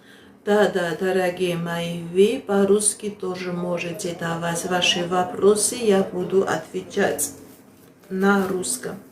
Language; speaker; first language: Russian; non-native, fluent; Armenian